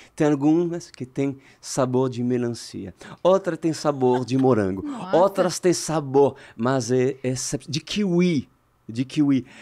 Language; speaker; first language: Portuguese; non-native, fluent; French